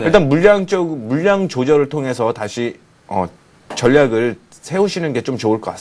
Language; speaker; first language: Korean; native; Korean